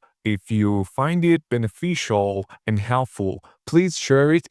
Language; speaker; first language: English; non-native, fluent; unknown